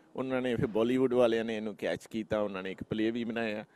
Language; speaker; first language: Punjabi; native; Punjabi